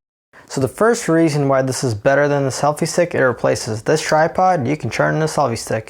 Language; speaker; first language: English; native; English